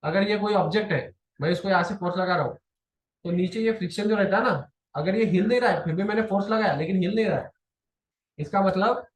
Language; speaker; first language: Hindi; non-native, local second language; Marathi